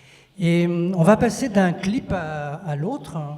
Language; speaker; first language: French; native; French